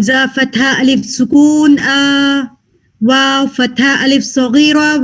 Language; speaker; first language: Arabic; non-native, learner; Urdu